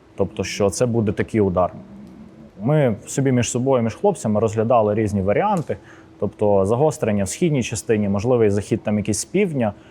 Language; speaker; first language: Ukrainian; native; Ukrainian